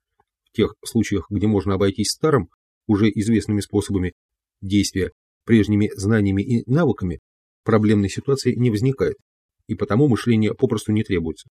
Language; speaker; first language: Russian; native; Russian